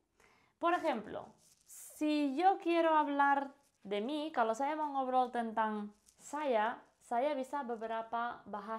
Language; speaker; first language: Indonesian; non-native, fluent; Spanish